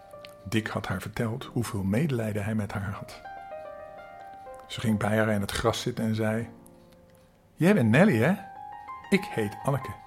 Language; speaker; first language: Dutch; native; Dutch